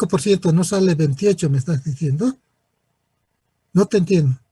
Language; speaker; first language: Spanish; native; Spanish